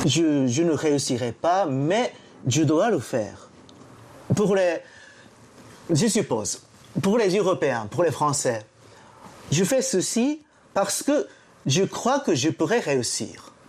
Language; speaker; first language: French; non-native, fluent; Japanese